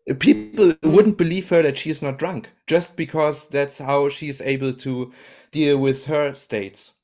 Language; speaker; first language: English; non-native, fluent; German